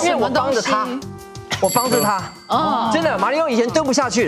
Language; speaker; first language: Chinese; native; Chinese